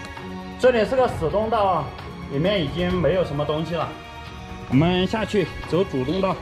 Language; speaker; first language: Chinese; native; Chinese